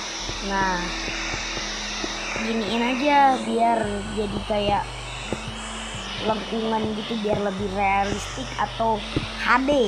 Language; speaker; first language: Indonesian; native; Indonesian